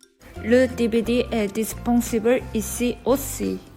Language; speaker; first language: French; non-native, learner; Korean